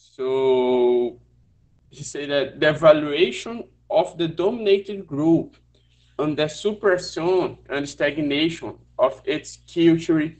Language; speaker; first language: English; non-native, learner; Portuguese